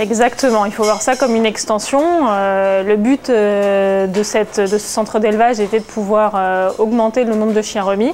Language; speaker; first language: French; native; French